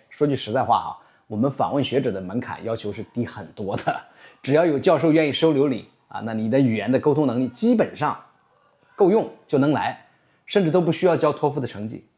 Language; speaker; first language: Chinese; native; Chinese